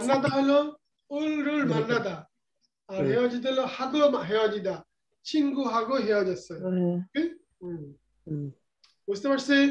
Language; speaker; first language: Korean; non-native, fluent; Bangla